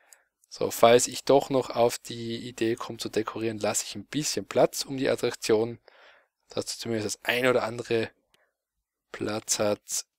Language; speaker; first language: German; native; German